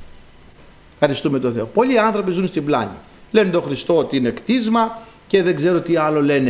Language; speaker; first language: Greek; native; Greek